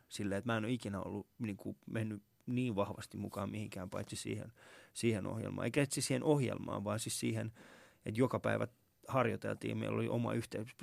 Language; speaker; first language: Finnish; non-native, fluent; Persian